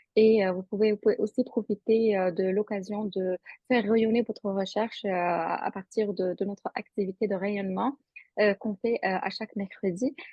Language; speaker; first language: French; non-native, local second language; Arabic